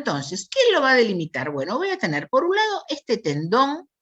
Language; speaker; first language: Spanish; native; Spanish